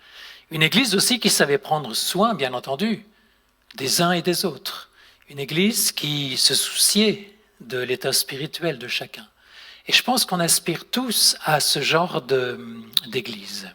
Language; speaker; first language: French; native; French